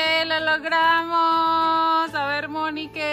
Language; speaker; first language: Spanish; native; Spanish